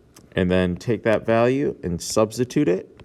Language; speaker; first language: English; native; English